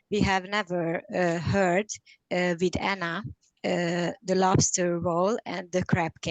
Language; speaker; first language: English; non-native, learner; Hungarian